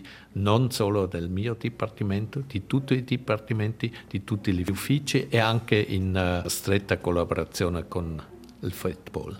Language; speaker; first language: Italian; non-native, local second language; German